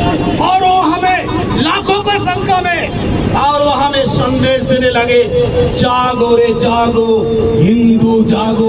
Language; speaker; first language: Hindi; non-native, local second language; Bangla